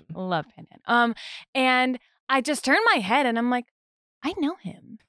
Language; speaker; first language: English; native; English